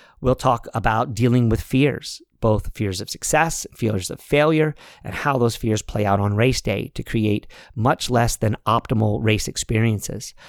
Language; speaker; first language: English; native; English